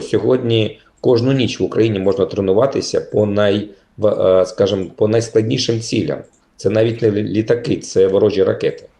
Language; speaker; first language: Ukrainian; native; Ukrainian